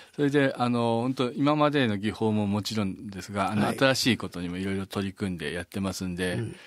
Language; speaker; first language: Japanese; native; Japanese